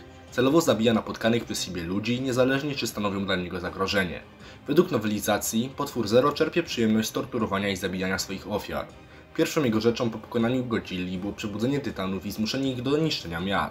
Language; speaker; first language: Polish; native; Polish